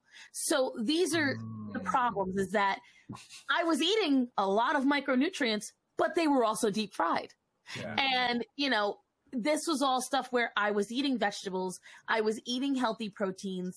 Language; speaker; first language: English; native; English